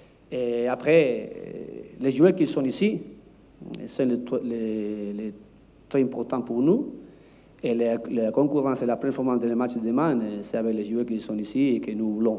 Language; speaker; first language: French; non-native, learner; Spanish